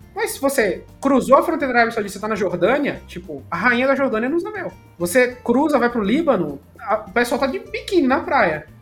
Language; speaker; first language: Portuguese; native; Portuguese